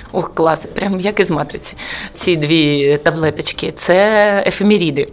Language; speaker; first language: Ukrainian; non-native, local second language; Russian